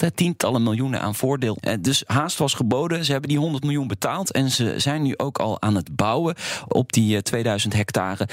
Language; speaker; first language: Dutch; native; Dutch